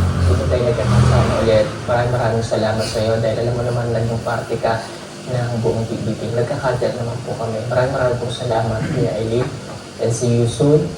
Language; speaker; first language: Filipino; native; Filipino